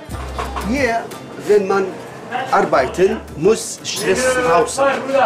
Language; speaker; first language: German; non-native, learner; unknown